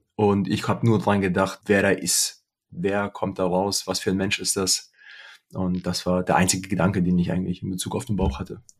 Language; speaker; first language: German; early bilingual, other home language; Russian